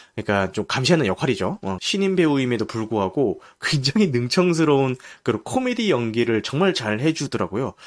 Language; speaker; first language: Korean; native; Korean